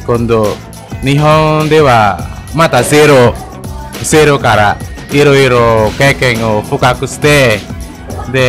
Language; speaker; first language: Japanese; non-native, learner; Indonesian